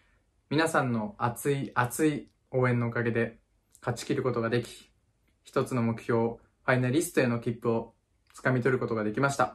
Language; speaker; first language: Japanese; native; Japanese